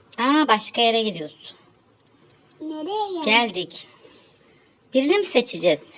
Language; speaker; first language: Turkish; native; Turkish